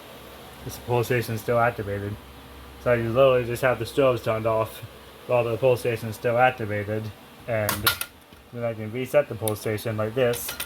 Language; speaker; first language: English; native; English